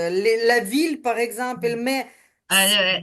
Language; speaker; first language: French; non-native, learner; Ukrainian